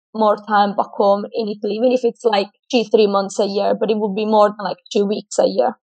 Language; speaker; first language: English; non-native, fluent; Italian